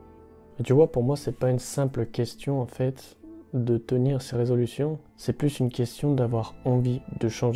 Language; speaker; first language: French; native; French